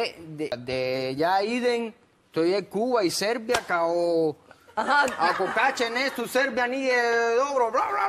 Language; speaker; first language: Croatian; non-native, learner; Spanish